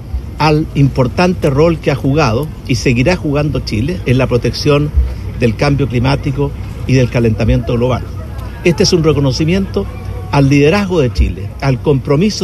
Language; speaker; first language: Spanish; native; Spanish